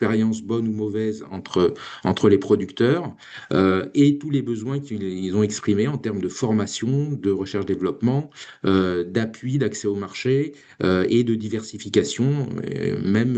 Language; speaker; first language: French; native; French